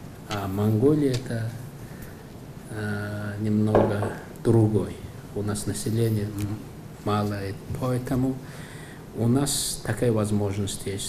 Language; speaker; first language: Russian; non-native, fluent; Mongolian